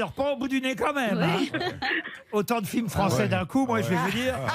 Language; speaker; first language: French; native; French